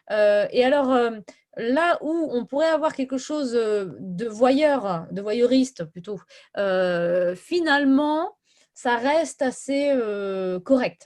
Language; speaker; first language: French; native; French